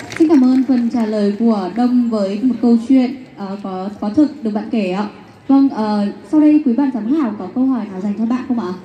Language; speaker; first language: Vietnamese; non-native, local second language; Hmong